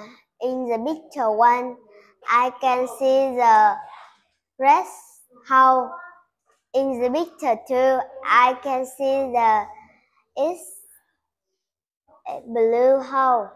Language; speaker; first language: English; non-native, learner; Vietnamese